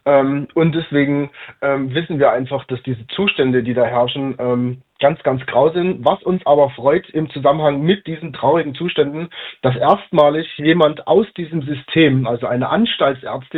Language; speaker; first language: German; native; German